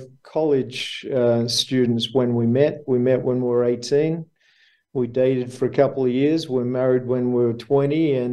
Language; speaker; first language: English; native; English